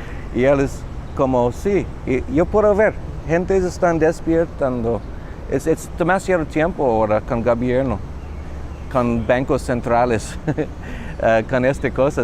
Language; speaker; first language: Spanish; non-native, learner; English